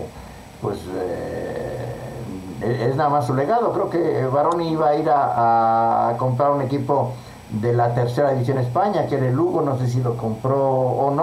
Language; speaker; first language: Spanish; native; Spanish